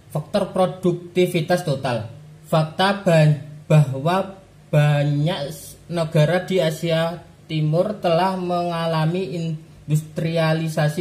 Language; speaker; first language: Indonesian; native; Indonesian